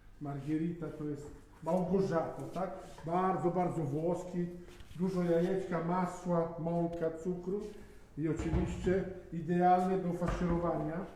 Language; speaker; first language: Polish; non-native, fluent; Italian